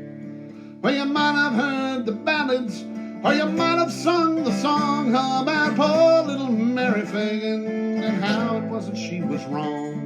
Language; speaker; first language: English; native; English